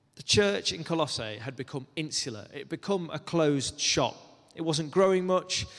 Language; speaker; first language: English; native; English